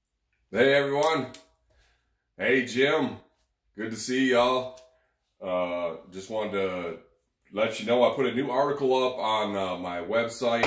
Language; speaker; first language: English; native; English